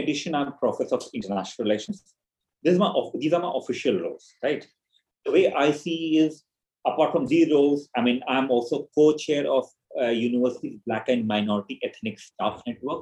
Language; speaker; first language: English; non-native, local second language; Hindi